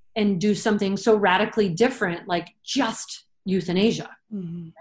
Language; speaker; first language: English; native; English